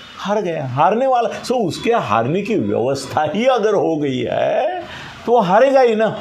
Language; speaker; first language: Hindi; non-native, local second language; Marathi